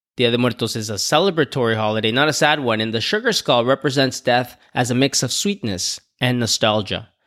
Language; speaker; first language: English; native; English